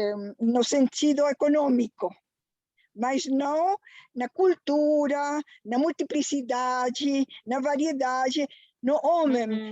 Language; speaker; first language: Portuguese; non-native, fluent; Spanish